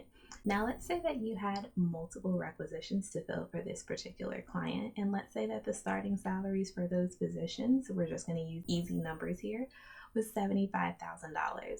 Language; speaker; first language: English; native; English